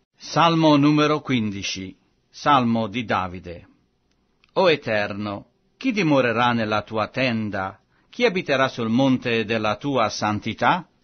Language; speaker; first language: Italian; non-native, fluent; French